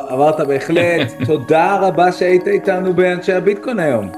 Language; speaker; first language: Hebrew; native; Hebrew